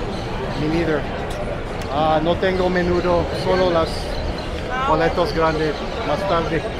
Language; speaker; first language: Spanish; non-native, learner; English